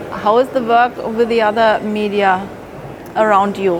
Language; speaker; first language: English; non-native, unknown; German